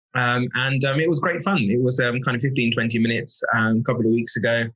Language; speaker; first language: English; native; English